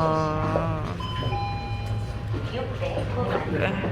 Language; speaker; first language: Korean; non-native, learner; Chinese